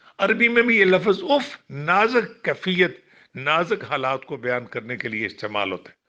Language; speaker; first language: Urdu; non-native, local second language; Punjabi